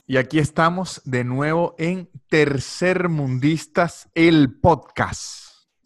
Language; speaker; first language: Spanish; native; Spanish